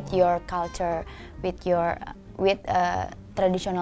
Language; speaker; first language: English; non-native, learner; Indonesian